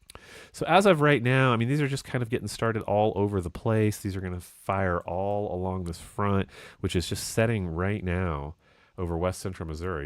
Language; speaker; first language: English; native; English